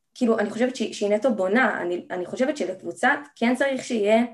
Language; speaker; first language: Hebrew; native; Hebrew